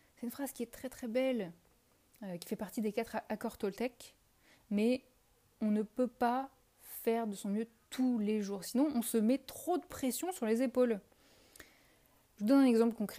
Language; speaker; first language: French; native; French